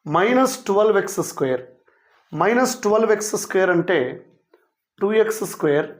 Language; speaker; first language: English; non-native, local second language; Telugu